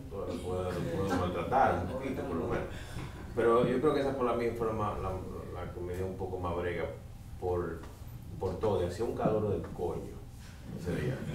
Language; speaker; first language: Spanish; native; Spanish